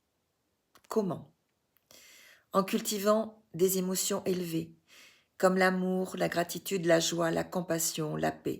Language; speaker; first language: French; native; French